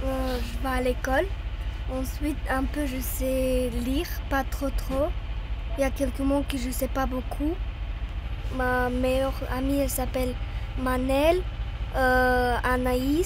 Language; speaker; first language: French; early bilingual, other home language; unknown